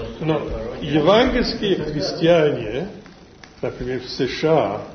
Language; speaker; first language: Russian; non-native, learner; English